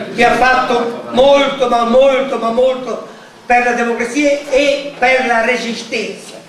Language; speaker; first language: Italian; native; Italian